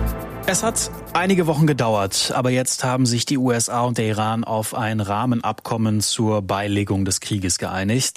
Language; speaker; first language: German; native; German